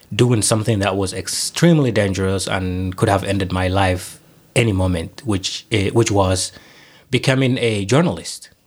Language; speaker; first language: English; non-native, fluent; Somali